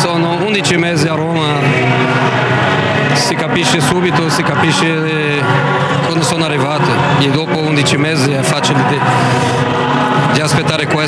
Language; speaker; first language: Italian; non-native, fluent; Portuguese